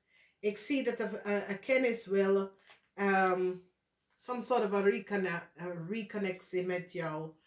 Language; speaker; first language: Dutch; non-native, fluent; English